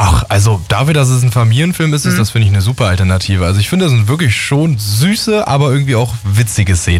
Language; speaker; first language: German; native; German